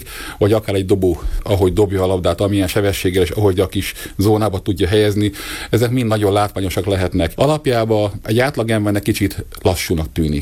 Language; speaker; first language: Hungarian; native; Hungarian